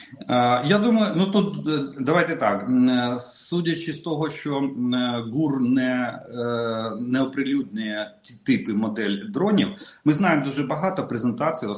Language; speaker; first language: Ukrainian; non-native, local second language; Russian